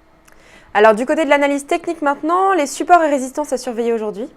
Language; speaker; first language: French; native; French